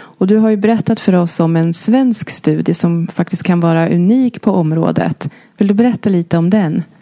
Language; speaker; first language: Swedish; native; Swedish